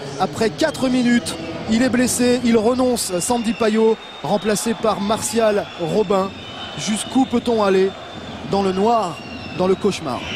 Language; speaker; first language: French; native; French